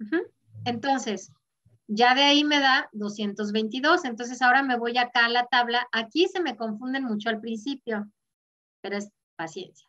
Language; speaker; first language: Spanish; native; Spanish